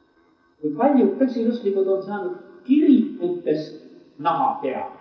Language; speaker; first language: Finnish; non-native, learner; Estonian